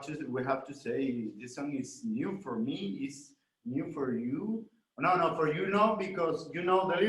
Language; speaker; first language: English; non-native, learner; Spanish